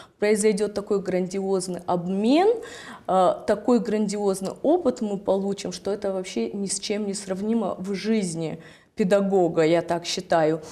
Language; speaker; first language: Russian; non-native, local second language; Ossetic